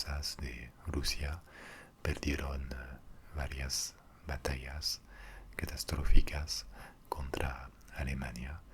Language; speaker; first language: Spanish; non-native, fluent; French